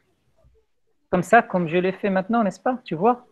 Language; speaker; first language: French; non-native, local second language; Arabic